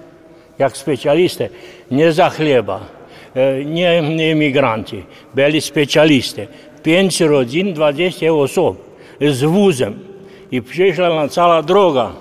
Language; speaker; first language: Polish; early bilingual, heritage; Polish